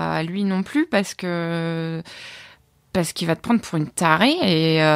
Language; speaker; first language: French; native; French